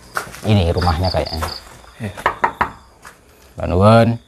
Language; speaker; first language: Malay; non-native, local second language; Javanese